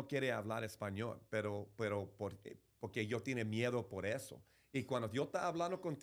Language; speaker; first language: Spanish; early bilingual, heritage; English